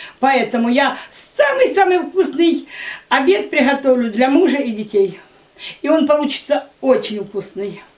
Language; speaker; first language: Russian; native; Russian